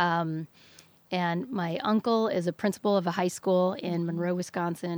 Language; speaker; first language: English; native; English